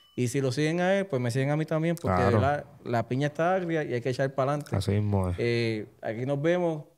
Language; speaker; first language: Spanish; native; Spanish